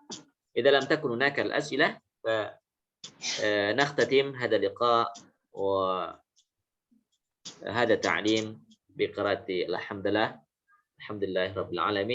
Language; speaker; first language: Arabic; non-native, fluent; Indonesian